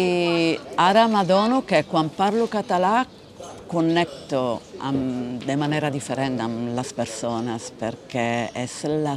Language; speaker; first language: Catalan; non-native, fluent; Italian